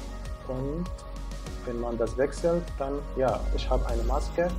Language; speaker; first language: German; non-native, fluent; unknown